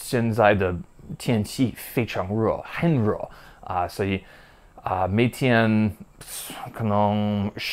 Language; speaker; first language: Chinese; non-native, learner; English